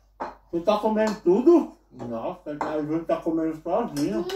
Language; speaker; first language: Portuguese; native; Portuguese